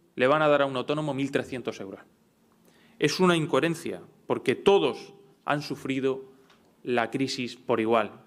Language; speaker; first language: Spanish; native; Spanish